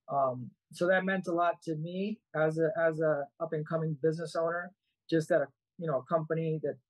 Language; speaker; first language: English; native; English